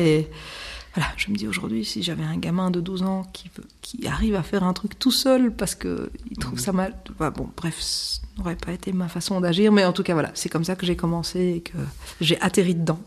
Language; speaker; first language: French; native; French